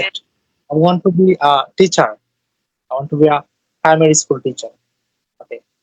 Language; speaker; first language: English; non-native, learner; Bangla